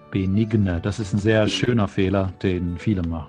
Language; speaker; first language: German; native; German